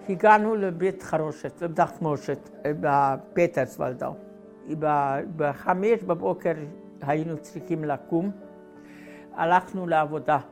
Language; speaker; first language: Hebrew; non-native, fluent; Hungarian